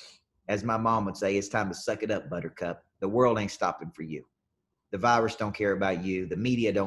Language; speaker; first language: English; native; English